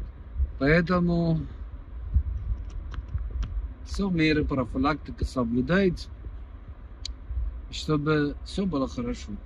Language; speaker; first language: Russian; non-native, fluent; Persian